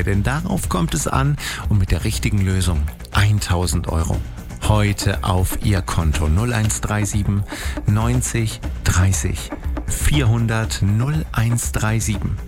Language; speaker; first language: German; native; German